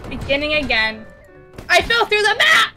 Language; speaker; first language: English; native; English